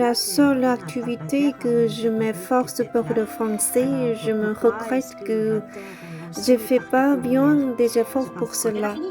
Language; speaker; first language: French; non-native, learner; Korean